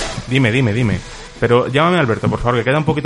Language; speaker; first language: Spanish; native; Spanish